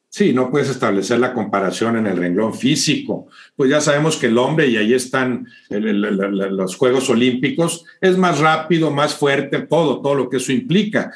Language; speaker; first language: Spanish; native; Spanish